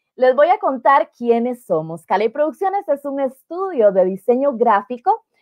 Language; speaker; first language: Spanish; native; Spanish